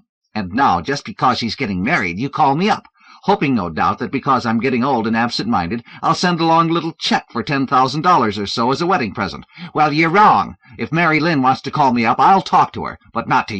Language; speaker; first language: English; native; English